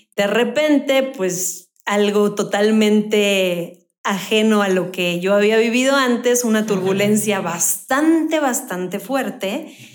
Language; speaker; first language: Spanish; native; Spanish